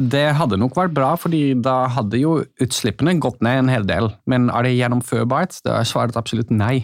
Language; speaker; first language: Norwegian; non-native, fluent; Dutch